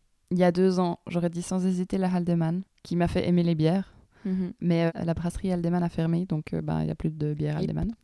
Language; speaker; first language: French; native; French